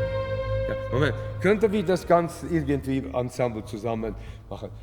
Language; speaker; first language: German; non-native, fluent; Latvian